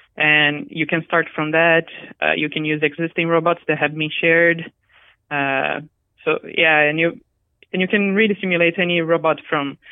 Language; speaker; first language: English; non-native, fluent; Portuguese